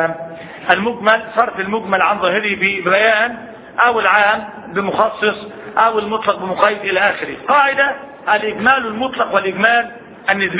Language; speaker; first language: Arabic; native; Arabic